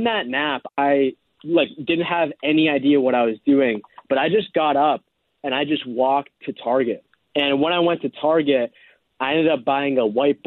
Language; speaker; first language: English; native; English